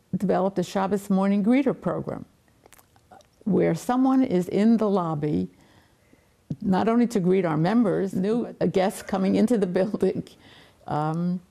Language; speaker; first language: English; native; English